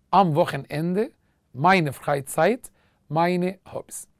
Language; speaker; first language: German; non-native, fluent; Arabic